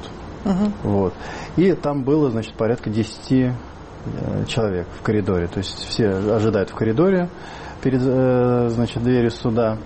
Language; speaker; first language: Russian; native; Russian